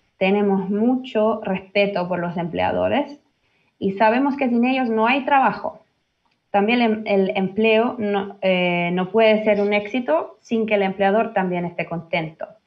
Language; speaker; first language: Spanish; early bilingual, heritage; Finnish